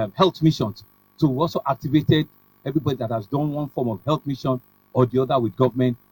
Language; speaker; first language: English; non-native, local second language; Yoruba